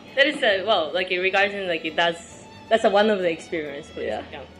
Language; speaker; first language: English; non-native, fluent; Japanese